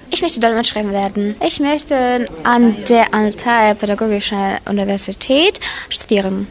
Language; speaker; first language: German; non-native, fluent; Russian